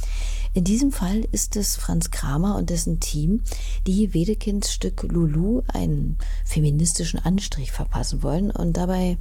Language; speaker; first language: German; native; German